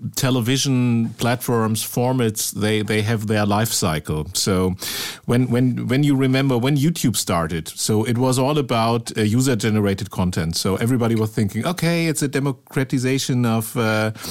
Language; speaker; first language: English; non-native, fluent; German